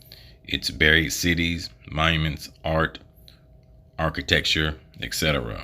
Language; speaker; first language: English; native; English